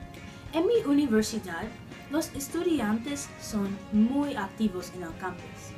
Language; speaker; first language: Spanish; non-native, learner; English